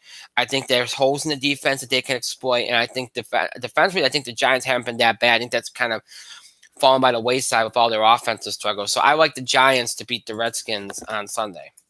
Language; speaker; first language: English; native; English